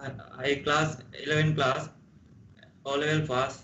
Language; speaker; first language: English; non-native, learner; Sinhala